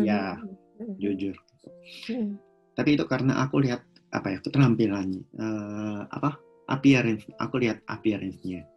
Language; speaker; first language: Indonesian; non-native, local second language; Japanese